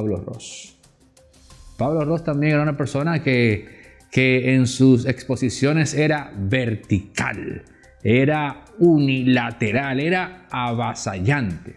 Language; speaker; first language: Spanish; native; Spanish